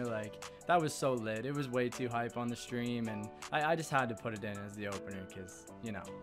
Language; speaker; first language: English; native; English